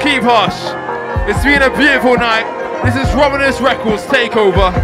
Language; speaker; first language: English; native; English